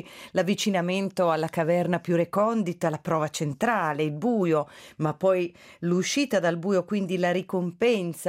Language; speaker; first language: Italian; native; Italian